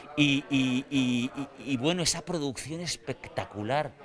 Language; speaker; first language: Spanish; native; Spanish